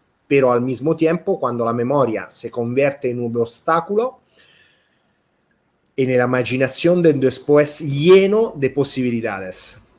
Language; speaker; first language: Spanish; non-native, fluent; Italian